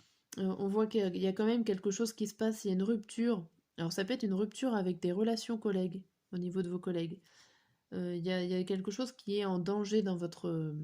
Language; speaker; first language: French; native; French